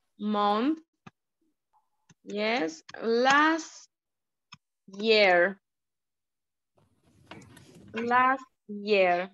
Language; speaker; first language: English; non-native, learner; Spanish